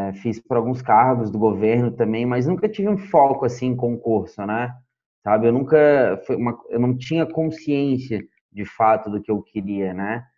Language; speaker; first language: Portuguese; native; Portuguese